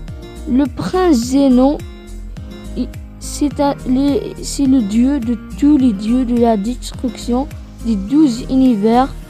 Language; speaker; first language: French; non-native, learner; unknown